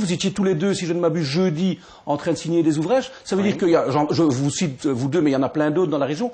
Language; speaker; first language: French; native; French